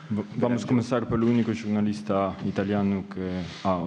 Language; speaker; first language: Italian; non-native, fluent; Portuguese